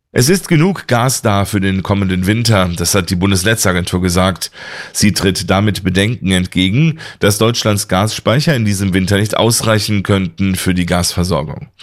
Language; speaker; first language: German; native; German